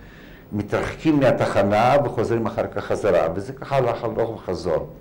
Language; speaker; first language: Hebrew; non-native, fluent; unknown